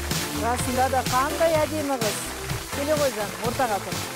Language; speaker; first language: Kazakh; native; Kazakh